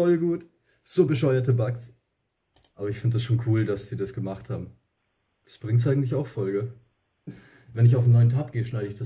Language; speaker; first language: German; native; German